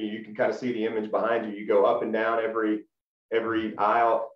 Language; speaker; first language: English; native; English